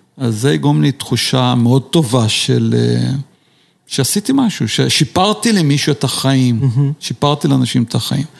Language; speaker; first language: Hebrew; non-native, fluent; Portuguese